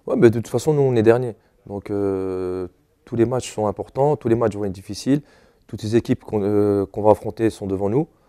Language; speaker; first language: French; native; French